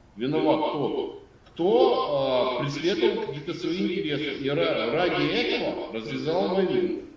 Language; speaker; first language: Russian; native; Russian